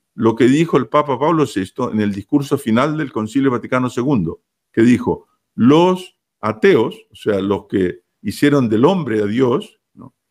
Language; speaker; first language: Spanish; native; Spanish